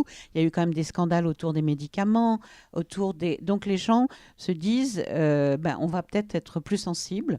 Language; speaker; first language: French; native; French